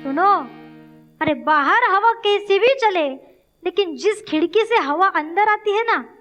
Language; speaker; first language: Hindi; non-native, local second language; Marathi